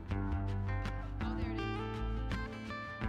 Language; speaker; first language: English; native; English